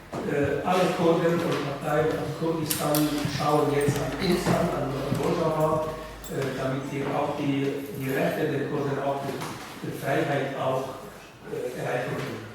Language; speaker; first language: German; non-native, fluent; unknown